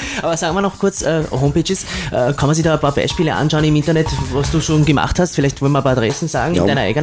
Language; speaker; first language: German; native; German